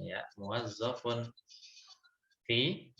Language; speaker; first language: Arabic; non-native, fluent; Indonesian